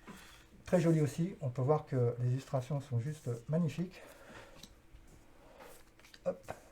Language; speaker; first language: French; native; French